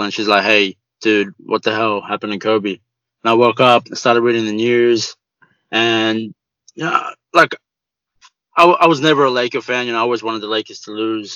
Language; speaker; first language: English; native; English